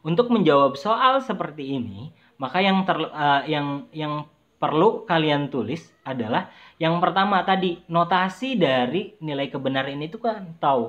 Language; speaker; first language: Indonesian; native; Indonesian